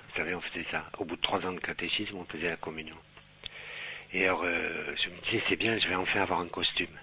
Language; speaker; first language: French; native; French